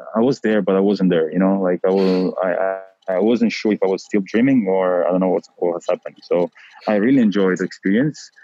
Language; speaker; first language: English; non-native, fluent; Italian